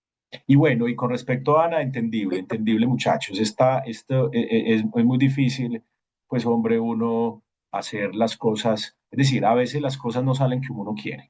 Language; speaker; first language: Spanish; native; Spanish